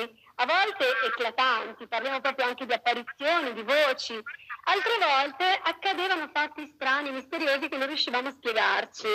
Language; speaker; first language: Italian; native; Italian